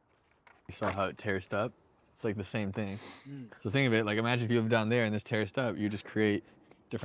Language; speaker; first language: English; native; English